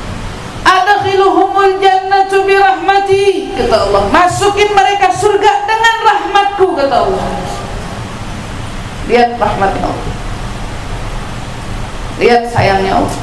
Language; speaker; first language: Indonesian; native; Indonesian